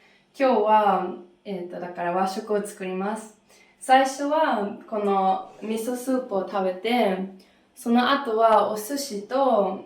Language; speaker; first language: Japanese; early bilingual, heritage; German